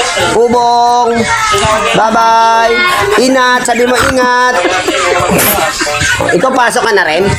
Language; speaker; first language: Filipino; non-native, local second language; Cebuano